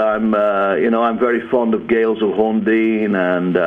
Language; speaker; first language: English; native; English